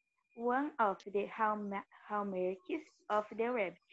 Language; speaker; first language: English; non-native, learner; Portuguese